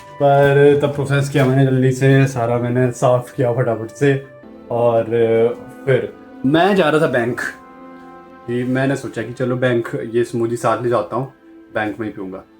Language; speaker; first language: Hindi; native; Hindi